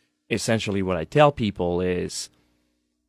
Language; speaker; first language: English; non-native, fluent; French